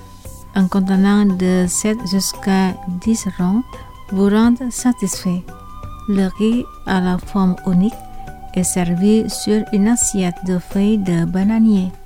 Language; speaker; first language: French; non-native, fluent; Indonesian